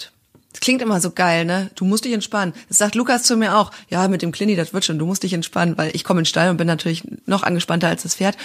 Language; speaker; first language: German; native; German